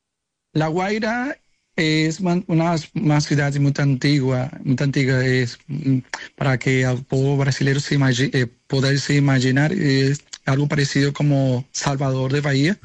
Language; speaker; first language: Portuguese; non-native, learner; Spanish